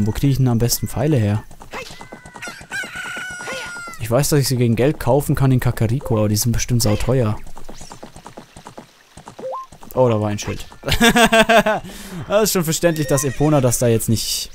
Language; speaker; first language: German; native; German